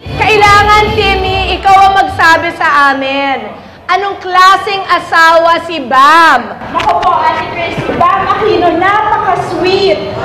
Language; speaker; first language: Filipino; native; Filipino